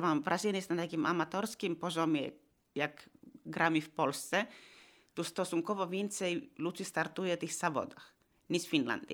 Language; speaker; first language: Polish; non-native, fluent; Finnish